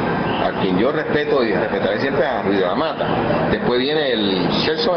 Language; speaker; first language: Spanish; native; Spanish